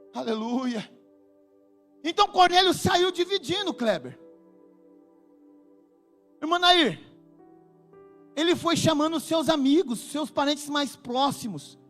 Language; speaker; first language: Portuguese; native; Portuguese